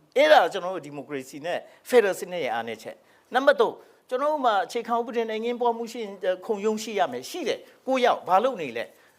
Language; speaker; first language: Burmese; non-native, local second language; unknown